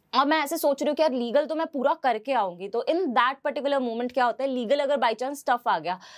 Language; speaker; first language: Hindi; native; Hindi